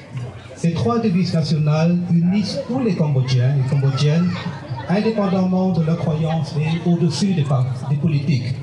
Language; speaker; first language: French; non-native, fluent; Khmer